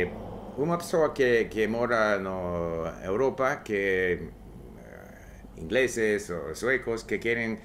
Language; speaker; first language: Portuguese; non-native, learner; English